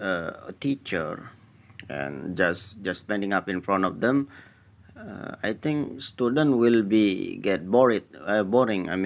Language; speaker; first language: English; non-native, learner; Indonesian